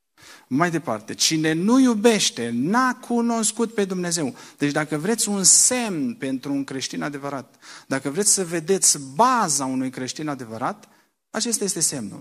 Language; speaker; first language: Romanian; native; Romanian